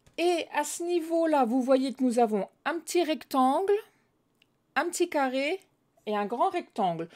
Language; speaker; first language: French; native; French